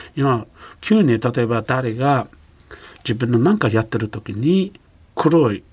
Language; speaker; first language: Japanese; non-native, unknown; Uyghur